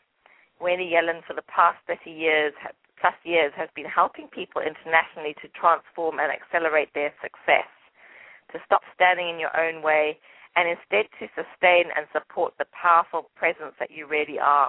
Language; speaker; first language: English; native; English